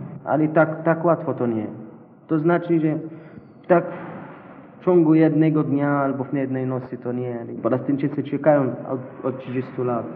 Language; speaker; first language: Polish; non-native, learner; Arabic